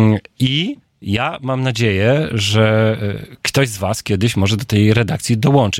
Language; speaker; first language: Polish; native; Polish